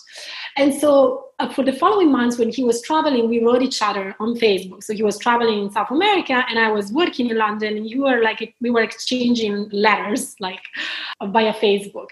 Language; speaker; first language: English; non-native, fluent; Italian